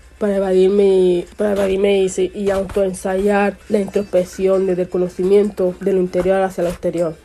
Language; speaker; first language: Spanish; early bilingual, other home language; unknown